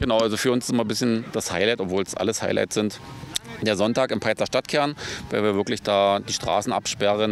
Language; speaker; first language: German; native; German